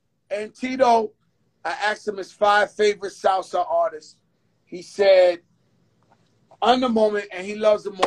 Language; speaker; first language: English; early bilingual, other home language; Spanish